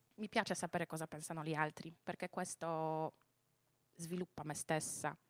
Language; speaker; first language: Italian; non-native, fluent; Polish